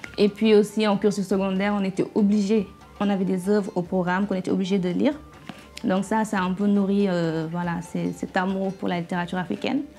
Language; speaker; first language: French; non-native, local second language; Fula